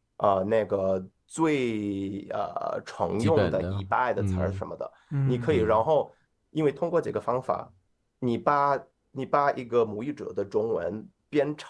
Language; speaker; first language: Chinese; non-native, fluent; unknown